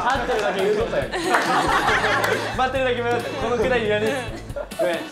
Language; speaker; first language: Japanese; native; Japanese